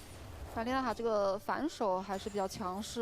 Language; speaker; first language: Chinese; native; Chinese